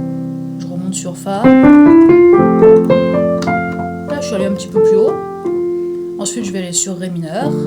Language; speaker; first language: French; native; French